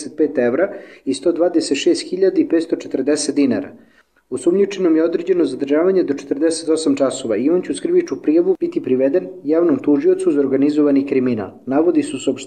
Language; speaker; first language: Serbian; native; Serbian